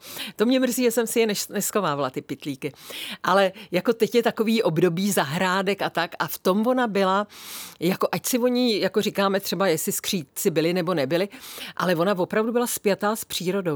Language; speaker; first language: Czech; native; Czech